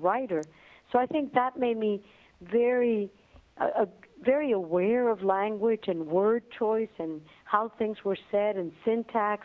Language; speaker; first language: English; non-native, fluent; Spanish